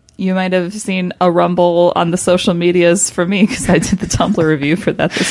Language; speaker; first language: English; native; English